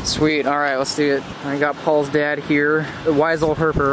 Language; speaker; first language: English; native; English